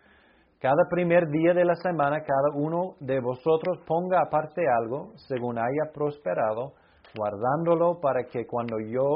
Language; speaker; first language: Spanish; non-native, fluent; English